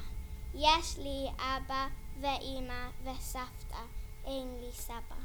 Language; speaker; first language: Hebrew; non-native, learner; English